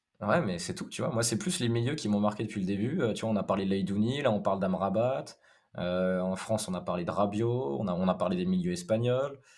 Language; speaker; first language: French; native; French